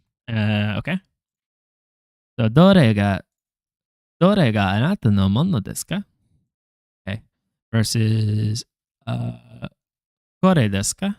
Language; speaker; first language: Japanese; non-native, learner; English